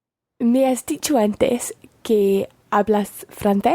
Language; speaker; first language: Spanish; non-native, learner; English